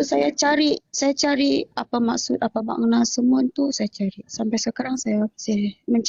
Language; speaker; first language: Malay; non-native, local second language; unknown